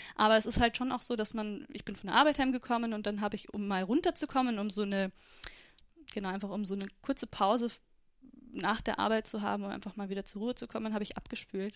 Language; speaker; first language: German; native; German